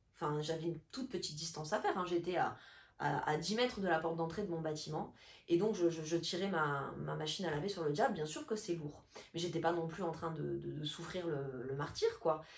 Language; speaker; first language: French; native; French